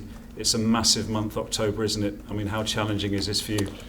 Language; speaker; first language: English; native; English